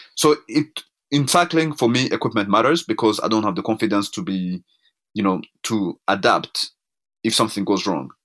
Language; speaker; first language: English; non-native, local second language; Kinyarwanda